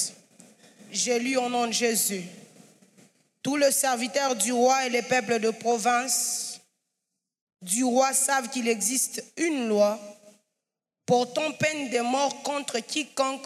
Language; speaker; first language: French; non-native, local second language; Swahili